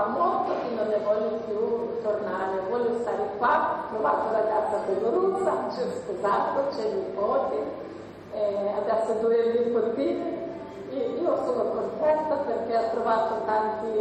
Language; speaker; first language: Italian; non-native, learner; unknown